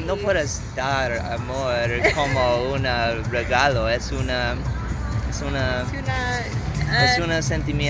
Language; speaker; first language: Spanish; non-native, learner; English